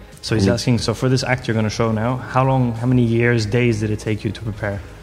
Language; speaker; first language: English; non-native, fluent; French